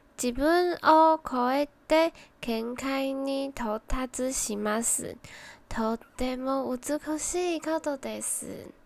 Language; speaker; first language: Japanese; non-native, learner; Chinese